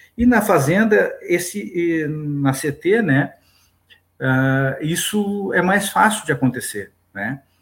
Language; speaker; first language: Portuguese; native; Portuguese